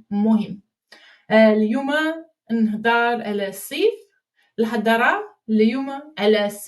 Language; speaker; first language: Arabic; non-native, learner; English